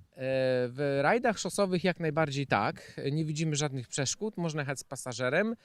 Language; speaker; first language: Polish; native; Polish